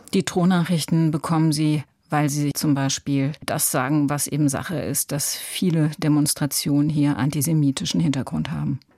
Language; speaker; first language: German; native; German